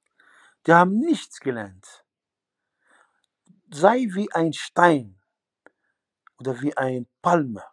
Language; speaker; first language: German; non-native, fluent; Arabic